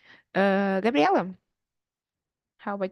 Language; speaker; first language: English; non-native, learner; Portuguese